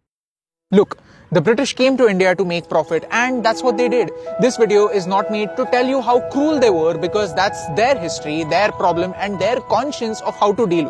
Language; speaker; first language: English; non-native, local second language; Hindi